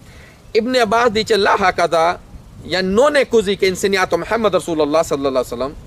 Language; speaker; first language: Italian; non-native, fluent; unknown